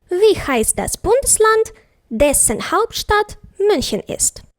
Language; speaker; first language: German; non-native, fluent; Ukrainian